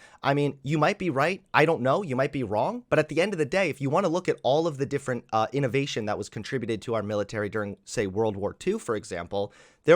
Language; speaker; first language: English; native; English